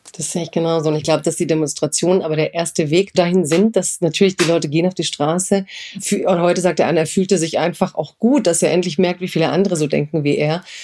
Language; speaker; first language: German; early bilingual, other home language; Croatian